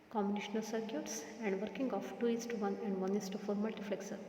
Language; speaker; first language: English; non-native, local second language; Kannada